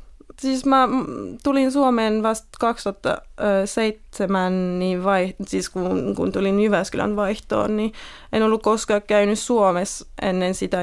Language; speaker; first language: Finnish; non-native, fluent; French